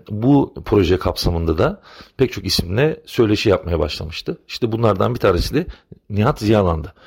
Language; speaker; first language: Turkish; native; Turkish